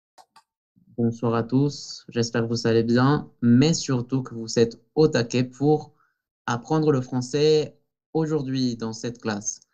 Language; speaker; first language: French; non-native, fluent; Spanish